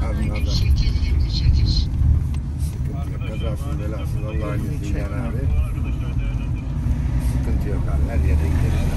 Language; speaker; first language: Turkish; native; Turkish